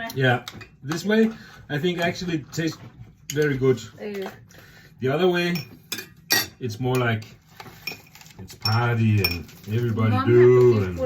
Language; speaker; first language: English; non-native, learner; Danish